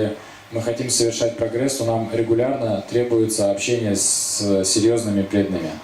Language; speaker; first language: Russian; native; Russian